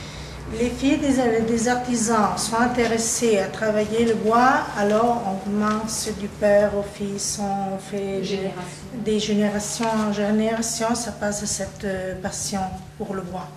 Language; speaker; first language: French; non-native, local second language; Italian